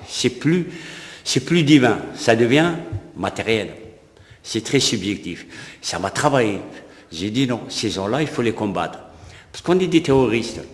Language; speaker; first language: French; non-native, local second language; Arabic